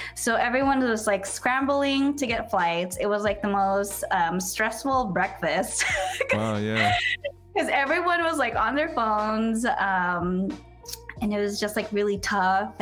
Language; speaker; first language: English; native; English